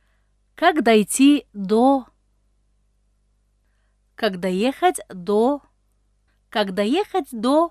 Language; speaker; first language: Russian; non-native, local second language; Tajik